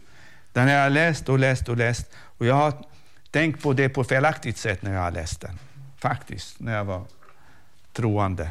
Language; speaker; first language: Swedish; non-native, fluent; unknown